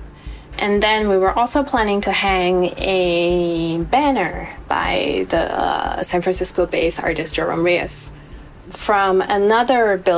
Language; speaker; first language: English; non-native, local second language; Cantonese